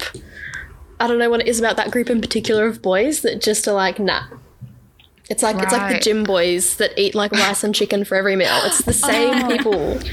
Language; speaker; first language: English; native; English